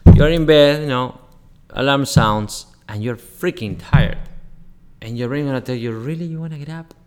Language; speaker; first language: English; non-native, fluent; Spanish